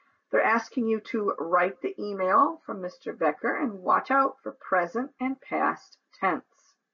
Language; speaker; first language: English; native; English